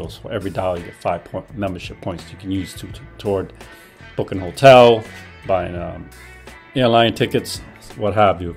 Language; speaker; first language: English; native; English